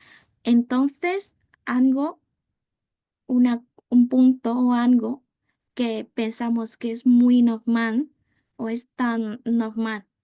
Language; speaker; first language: Spanish; non-native, fluent; Vietnamese